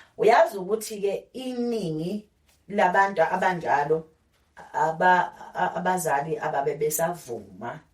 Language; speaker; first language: Zulu; native; Zulu